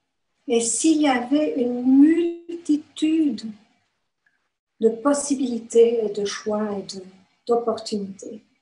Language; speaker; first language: French; non-native, fluent; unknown